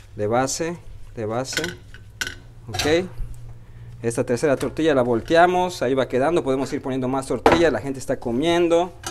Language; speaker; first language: Spanish; early bilingual, heritage; Spanish